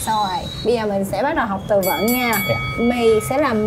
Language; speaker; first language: Vietnamese; native; Vietnamese